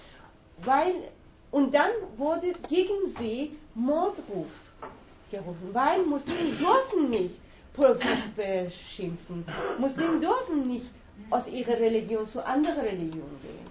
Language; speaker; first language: German; non-native, fluent; Persian